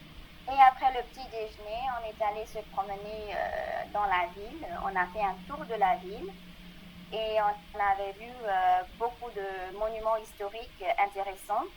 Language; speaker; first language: French; non-native, fluent; Burmese